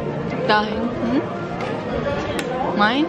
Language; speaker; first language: German; non-native, learner; Filipino